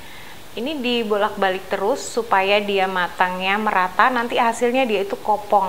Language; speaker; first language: Indonesian; native; Indonesian